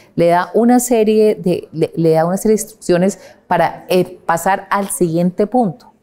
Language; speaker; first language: Spanish; native; Spanish